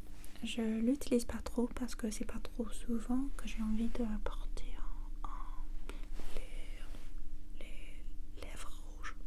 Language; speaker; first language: French; non-native, learner; English